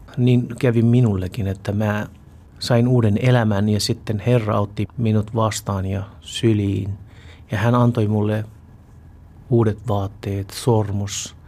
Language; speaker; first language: Finnish; non-native, fluent; Urdu